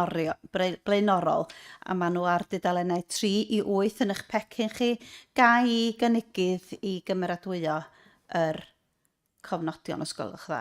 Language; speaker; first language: Welsh; native; Welsh